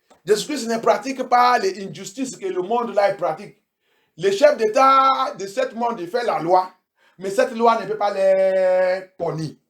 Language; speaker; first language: French; non-native, learner; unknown